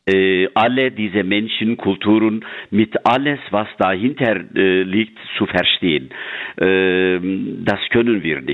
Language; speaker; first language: German; non-native, fluent; Turkish